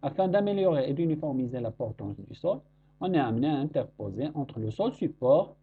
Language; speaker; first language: French; non-native, local second language; Arabic